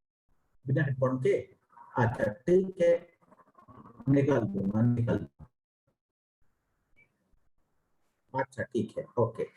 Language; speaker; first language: Hindi; non-native, local second language; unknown